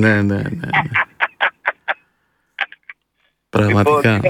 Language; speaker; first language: Greek; native; Greek